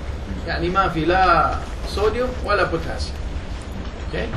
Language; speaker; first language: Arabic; native; Arabic